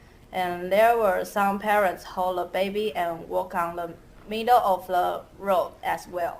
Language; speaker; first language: English; non-native, learner; Chinese